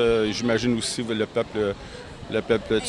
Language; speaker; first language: French; native; French